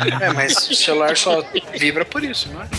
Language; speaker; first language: Portuguese; native; Portuguese